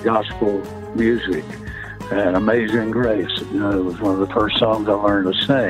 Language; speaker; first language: English; native; English